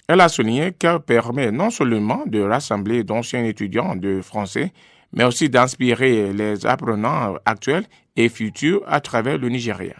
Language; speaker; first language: French; non-native, fluent; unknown